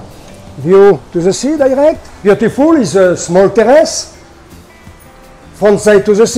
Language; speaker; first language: English; non-native, learner; French